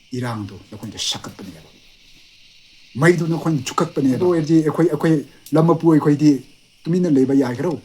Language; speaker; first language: Manipuri; non-native, local second language; Tangkhul Naga (India)